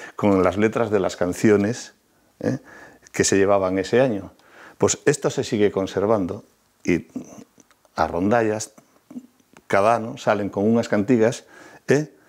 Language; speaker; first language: Spanish; non-native, local second language; Galician